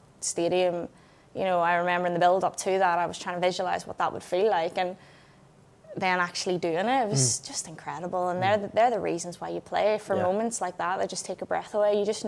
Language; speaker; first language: English; native; English